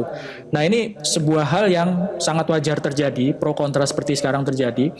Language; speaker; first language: Indonesian; native; Indonesian